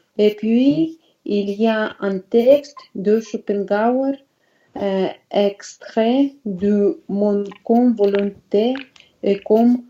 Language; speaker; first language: French; non-native, learner; Russian